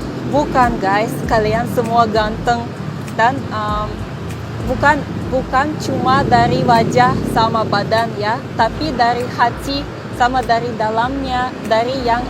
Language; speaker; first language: Indonesian; non-native, fluent; Russian